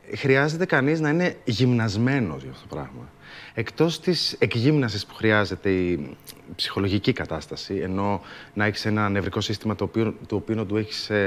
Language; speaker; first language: Greek; native; Greek